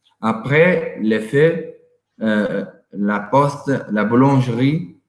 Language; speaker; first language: French; non-native, learner; Portuguese